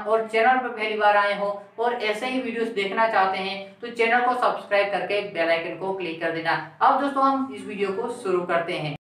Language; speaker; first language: Hindi; native; Hindi